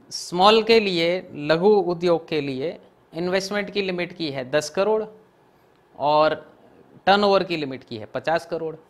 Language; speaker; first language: Hindi; non-native, local second language; Gujarati